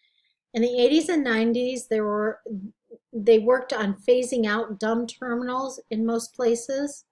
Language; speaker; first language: English; native; English